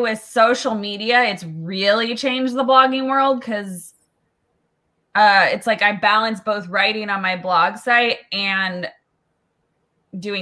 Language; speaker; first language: English; native; English